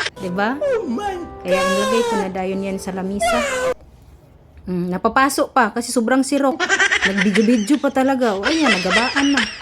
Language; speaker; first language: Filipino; non-native, local second language; Cebuano